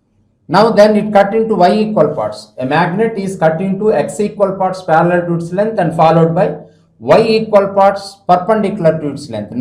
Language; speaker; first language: English; non-native, local second language; Telugu